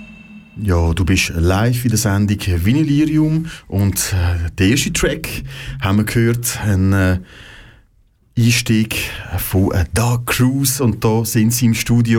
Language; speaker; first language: German; native; German